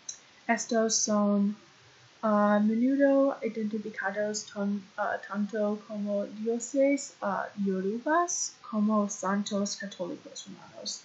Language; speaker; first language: Spanish; non-native, learner; English